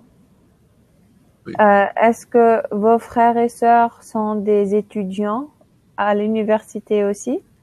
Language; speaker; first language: French; non-native, local second language; Arabic